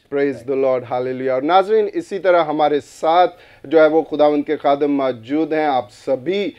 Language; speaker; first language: Urdu; non-native, local second language; Punjabi